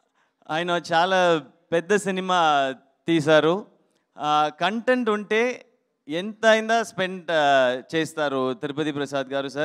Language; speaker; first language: Telugu; non-native, learner; Tamil